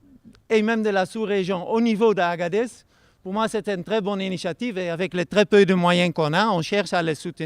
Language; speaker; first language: French; non-native, fluent; Dutch